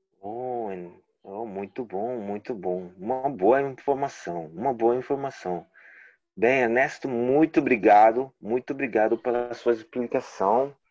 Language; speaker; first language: Portuguese; non-native, learner; Spanish